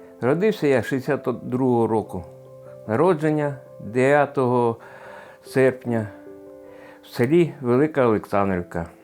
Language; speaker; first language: Ukrainian; native; Ukrainian